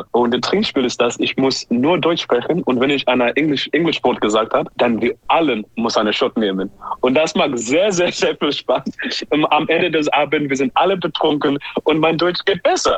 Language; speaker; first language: German; non-native, learner; English